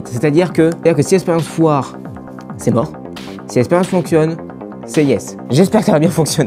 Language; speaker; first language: French; native; French